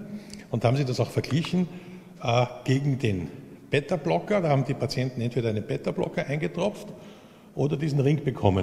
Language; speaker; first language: German; native; German